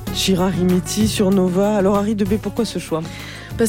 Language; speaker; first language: French; native; French